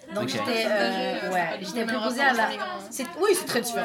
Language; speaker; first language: French; native; French